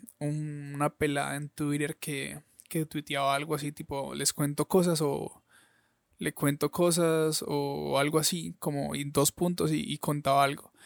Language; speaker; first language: Spanish; native; Spanish